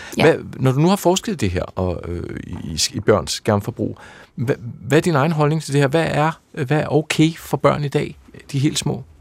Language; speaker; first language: Danish; native; Danish